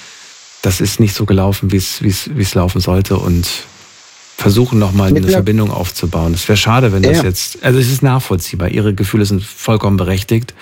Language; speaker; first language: German; native; German